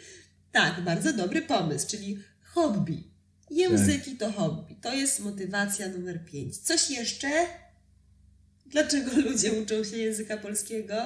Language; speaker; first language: Polish; native; Polish